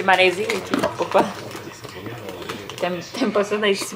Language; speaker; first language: French; native; French